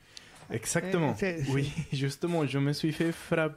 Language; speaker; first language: French; non-native, fluent; Spanish